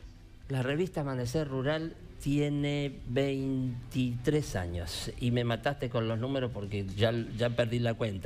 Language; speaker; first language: Spanish; native; Spanish